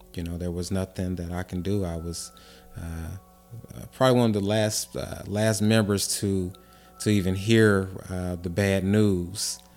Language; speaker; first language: English; native; English